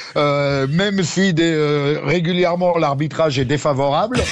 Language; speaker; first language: French; native; French